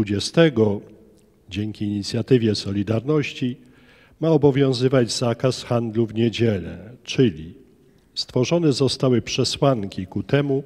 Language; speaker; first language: Polish; native; Polish